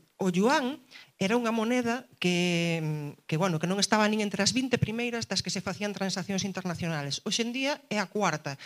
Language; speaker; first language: Galician; early bilingual, other home language; Spanish